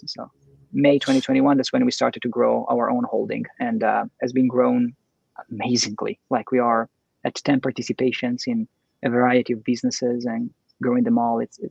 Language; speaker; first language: English; non-native, fluent; Italian